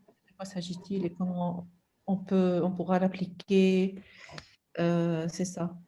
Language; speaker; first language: French; non-native, local second language; Arabic